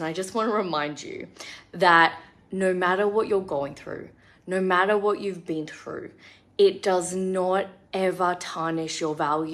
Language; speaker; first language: English; native; English